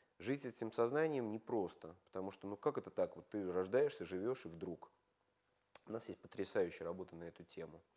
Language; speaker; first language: Russian; native; Russian